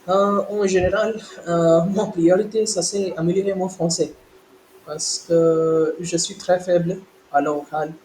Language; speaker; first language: French; non-native, learner; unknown